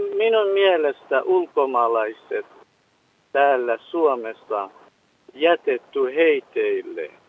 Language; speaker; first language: Finnish; non-native, learner; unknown